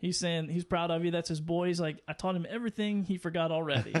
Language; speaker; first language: English; native; English